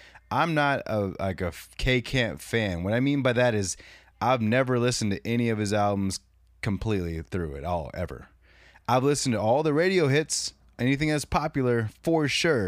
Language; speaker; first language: English; native; English